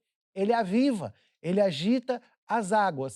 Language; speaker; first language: Portuguese; native; Portuguese